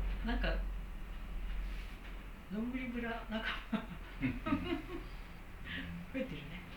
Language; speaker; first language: Japanese; native; Japanese